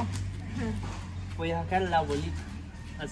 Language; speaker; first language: Spanish; native; Spanish